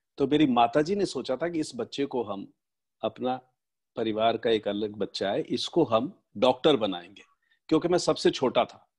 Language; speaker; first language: Hindi; native; Hindi